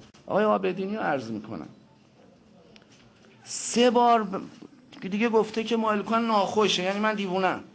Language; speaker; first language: Persian; native; Persian